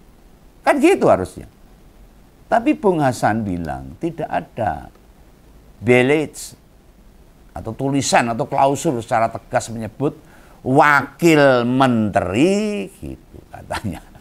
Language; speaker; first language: Indonesian; native; Indonesian